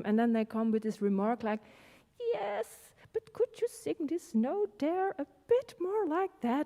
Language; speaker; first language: English; non-native, fluent; Dutch